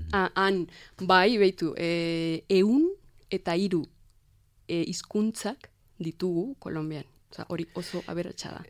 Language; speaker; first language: Basque; non-native, fluent; Spanish